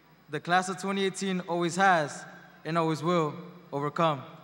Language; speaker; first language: English; early bilingual, other home language; Spanish